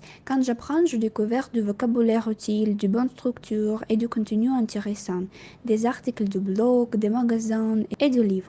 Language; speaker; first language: French; non-native, learner; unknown